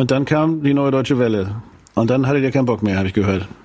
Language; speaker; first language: German; native; German